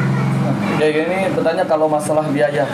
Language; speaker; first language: Malay; native; Malay